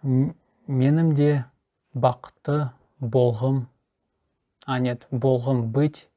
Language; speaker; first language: Kazakh; non-native, learner; Russian